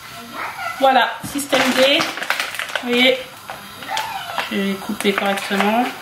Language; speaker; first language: French; native; French